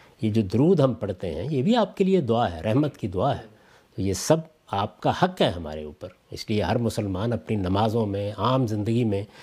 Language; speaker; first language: Urdu; non-native, local second language; Punjabi